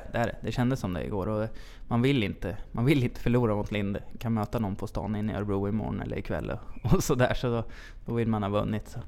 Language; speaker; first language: Swedish; native; Swedish